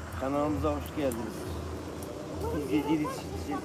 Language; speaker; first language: Turkish; non-native, learner; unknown